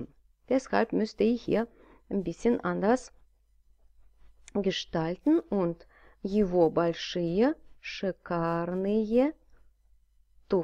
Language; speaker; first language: German; non-native, fluent; Russian